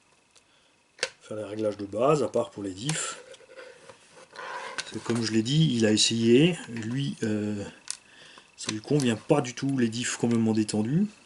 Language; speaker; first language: French; native; French